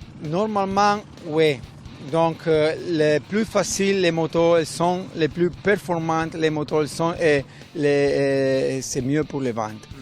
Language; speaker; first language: French; non-native, fluent; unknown